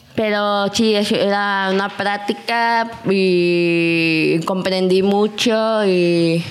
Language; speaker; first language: Spanish; native; Spanish